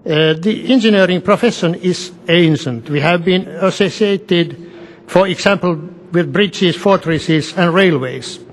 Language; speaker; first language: English; non-native, fluent; Finnish